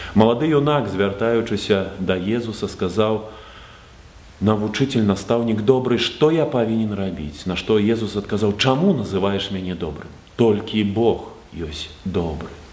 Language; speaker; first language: Belarusian; native; Belarusian